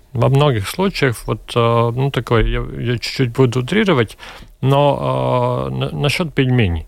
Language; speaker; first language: Russian; non-native, local second language; Latvian